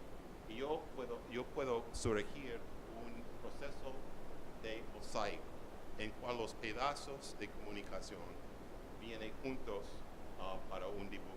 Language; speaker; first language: Spanish; non-native, learner; English